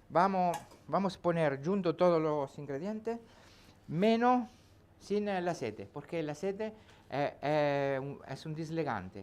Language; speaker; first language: Spanish; non-native, learner; Italian